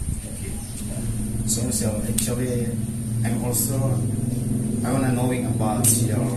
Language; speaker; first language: English; non-native, learner; Indonesian